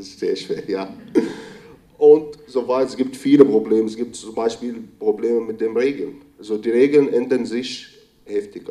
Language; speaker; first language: German; non-native, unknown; Arabic